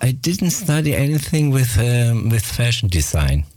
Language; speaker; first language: English; non-native, fluent; Greek